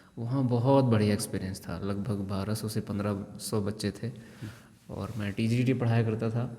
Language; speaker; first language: Hindi; native; Hindi